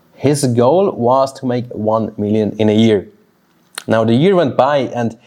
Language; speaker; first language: English; non-native, fluent; Swiss German